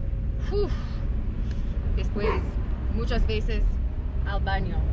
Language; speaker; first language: Spanish; non-native, learner; English